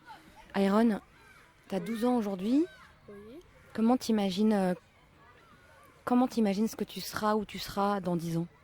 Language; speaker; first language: French; native; French